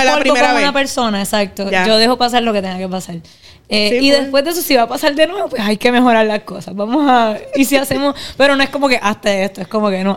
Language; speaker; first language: Spanish; native; Spanish